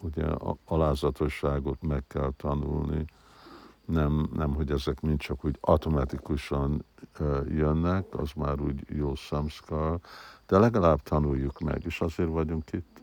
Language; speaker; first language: Hungarian; early bilingual, heritage; Hungarian